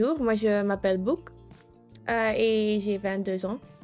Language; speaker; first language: French; non-native, learner; English